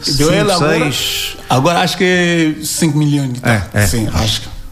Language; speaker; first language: Portuguese; non-native, learner; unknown